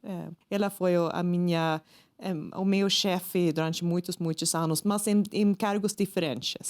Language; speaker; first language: Portuguese; non-native, fluent; Swedish